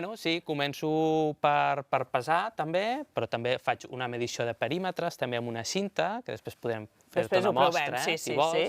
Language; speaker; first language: Catalan; native; Catalan